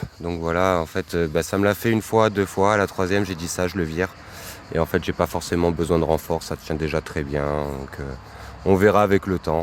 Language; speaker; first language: French; native; French